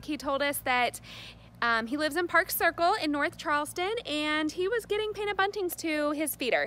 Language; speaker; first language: English; native; English